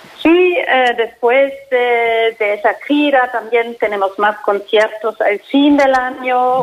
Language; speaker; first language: Spanish; non-native, learner; German